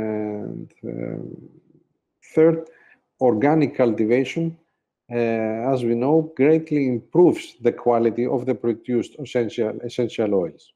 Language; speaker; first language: English; non-native, fluent; Greek